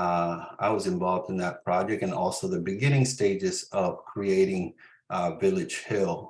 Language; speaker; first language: English; early bilingual, other home language; Spanish